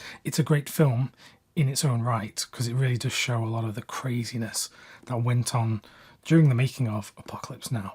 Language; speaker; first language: English; native; English